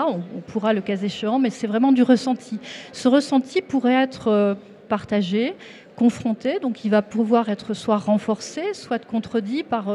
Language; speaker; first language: French; native; French